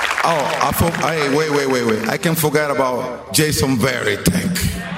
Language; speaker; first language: English; non-native, fluent; Spanish